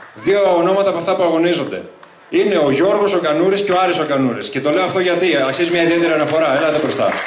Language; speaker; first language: Greek; native; Greek